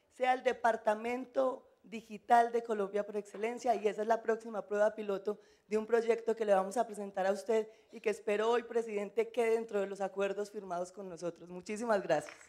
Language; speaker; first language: Spanish; native; Spanish